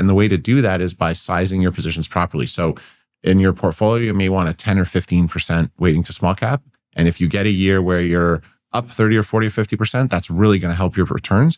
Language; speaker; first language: English; native; English